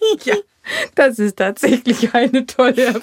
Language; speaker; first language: German; native; German